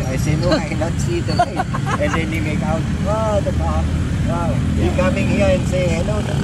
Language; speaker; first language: English; non-native, learner; German